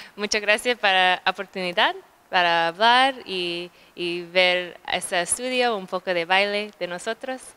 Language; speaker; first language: Spanish; early bilingual, other home language; English